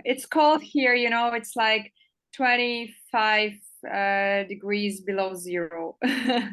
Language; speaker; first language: English; non-native, fluent; Russian